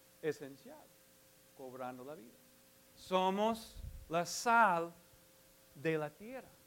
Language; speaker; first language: Spanish; non-native, fluent; English